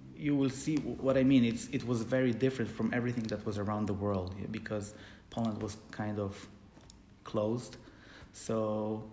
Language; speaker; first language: English; non-native, fluent; Polish